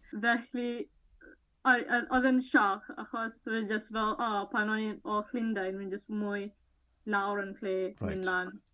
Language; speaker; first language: Welsh; non-native, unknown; Malay